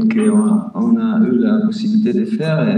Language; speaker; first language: French; non-native, fluent; Italian